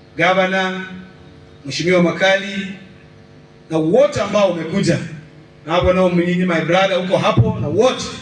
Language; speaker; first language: Swahili; non-native, local second language; Luyia